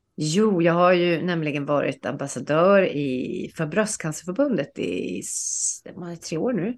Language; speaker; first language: Swedish; native; Swedish